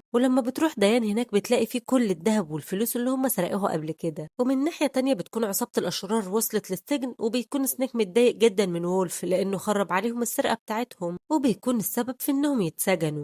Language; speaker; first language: Arabic; native; Arabic